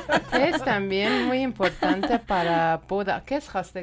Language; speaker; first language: Spanish; non-native, learner; Persian